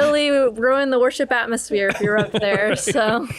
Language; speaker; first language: English; native; English